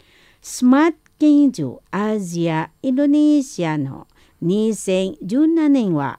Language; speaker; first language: Japanese; non-native, fluent; Indonesian